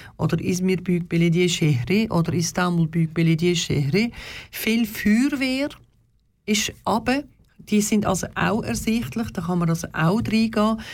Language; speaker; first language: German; early bilingual, other home language; Turkish